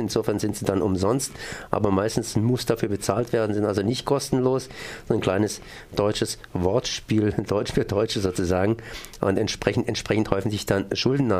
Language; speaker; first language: German; native; German